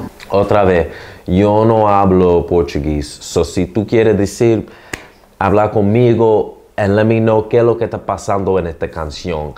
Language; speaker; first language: Spanish; early bilingual, heritage; Spanish